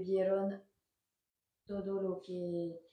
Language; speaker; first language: Spanish; non-native, learner; French